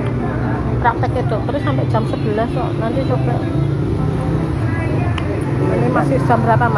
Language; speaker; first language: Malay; non-native, local second language; Javanese